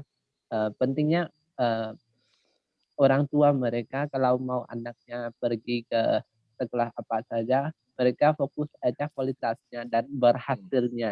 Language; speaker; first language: Indonesian; non-native, learner; Khmer